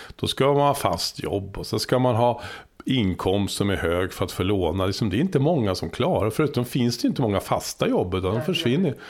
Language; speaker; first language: Swedish; native; Swedish